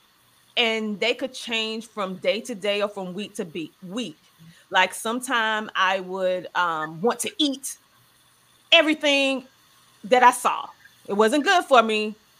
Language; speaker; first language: English; native; English